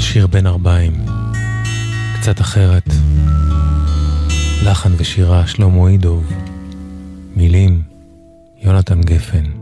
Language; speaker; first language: Hebrew; native; Hebrew